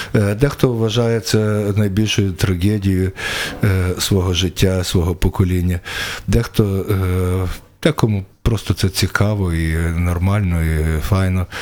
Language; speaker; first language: Ukrainian; native; Ukrainian